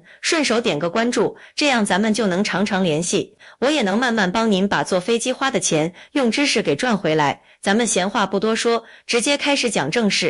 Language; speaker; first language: Chinese; native; Chinese